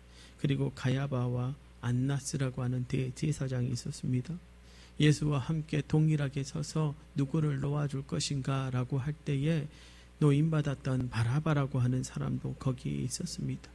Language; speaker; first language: Korean; native; Korean